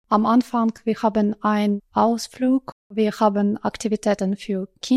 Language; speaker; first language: German; non-native, learner; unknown